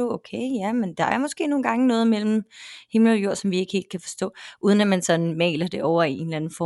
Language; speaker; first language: Danish; native; Danish